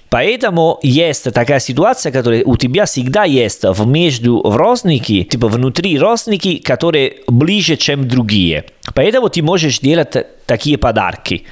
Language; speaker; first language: Russian; non-native, learner; Italian